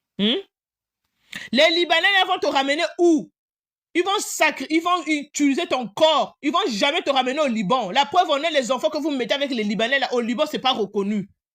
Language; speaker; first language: French; non-native, local second language; Lingala